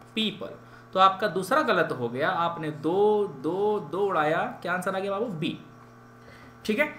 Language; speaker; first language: Hindi; native; Hindi